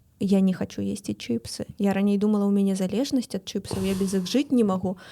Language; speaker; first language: Belarusian; non-native, local second language; Russian